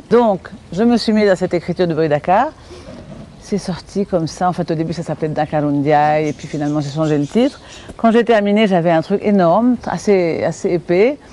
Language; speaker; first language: French; native; French